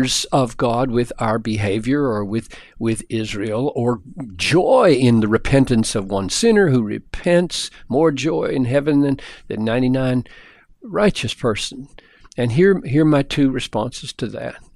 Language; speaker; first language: English; native; English